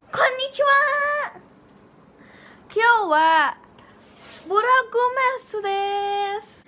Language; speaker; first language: Japanese; non-native, learner; English